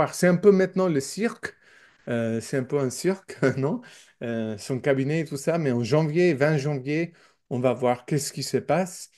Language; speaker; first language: French; non-native, learner; English